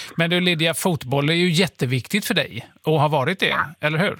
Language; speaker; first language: Swedish; native; Swedish